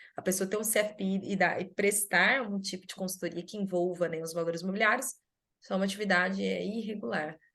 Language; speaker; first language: Portuguese; native; Portuguese